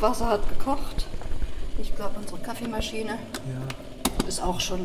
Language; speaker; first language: German; native; German